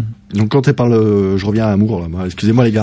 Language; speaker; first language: French; native; French